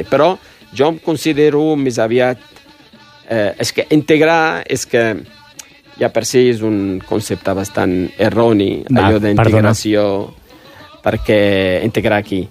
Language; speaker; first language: Catalan; early bilingual, other home language; Riffian